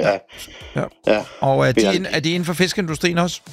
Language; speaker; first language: Danish; native; Danish